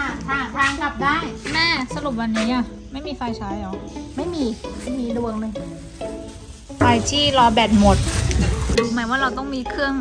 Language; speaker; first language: Thai; native; Thai